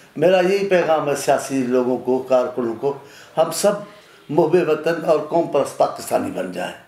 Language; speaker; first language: Urdu; non-native, local second language; Sindhi